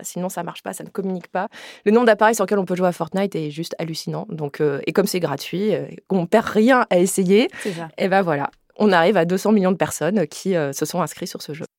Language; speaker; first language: French; native; French